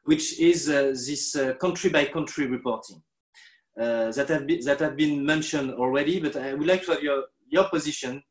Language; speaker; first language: English; non-native, fluent; French